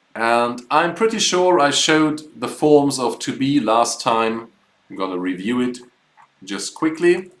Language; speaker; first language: English; non-native, fluent; German